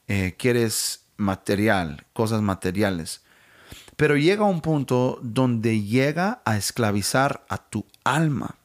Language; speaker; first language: Spanish; non-native, fluent; English